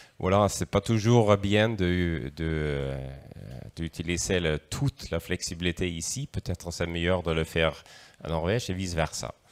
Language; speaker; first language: French; non-native, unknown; Norwegian